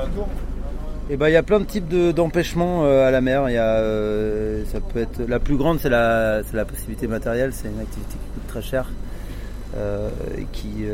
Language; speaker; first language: French; native; French